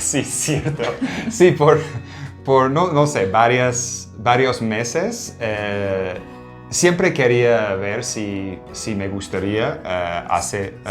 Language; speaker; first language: Spanish; non-native, fluent; English